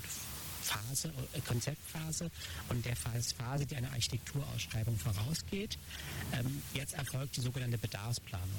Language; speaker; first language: German; native; German